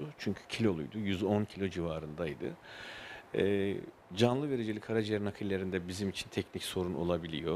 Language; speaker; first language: Turkish; native; Turkish